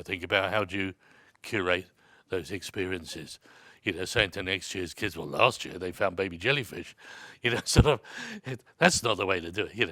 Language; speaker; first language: English; native; English